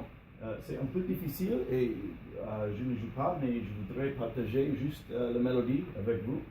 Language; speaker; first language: French; non-native, learner; English